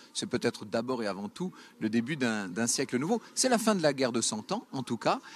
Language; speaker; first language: French; native; French